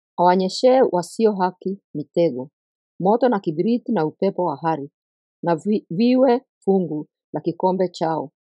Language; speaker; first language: Swahili; non-native, local second language; Kikuyu